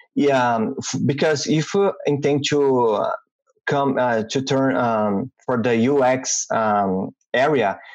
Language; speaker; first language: English; non-native, learner; Portuguese